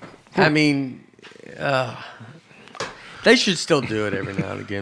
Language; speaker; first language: English; native; English